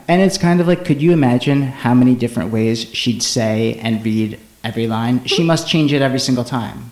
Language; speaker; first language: English; native; English